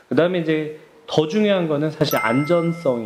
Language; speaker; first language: Korean; native; Korean